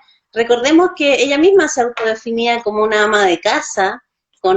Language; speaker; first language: Spanish; native; Spanish